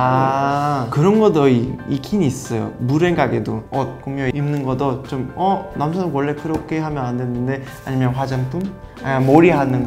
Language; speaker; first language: Korean; non-native, learner; Portuguese